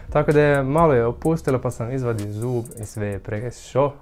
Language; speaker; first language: Croatian; non-native, fluent; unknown